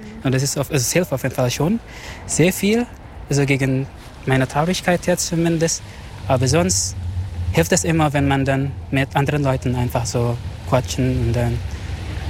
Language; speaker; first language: German; non-native, fluent; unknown